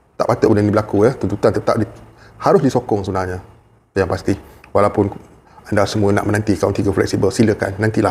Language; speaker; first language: Malay; native; Malay